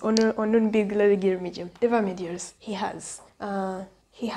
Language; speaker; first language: Turkish; non-native, fluent; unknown